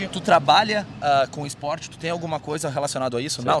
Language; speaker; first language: Portuguese; native; Portuguese